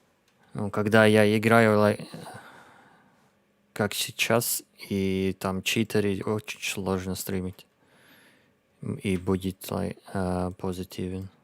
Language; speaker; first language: Russian; non-native, learner; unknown